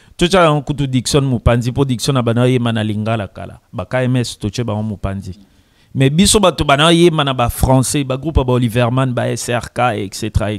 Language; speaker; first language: French; non-native, local second language; Lingala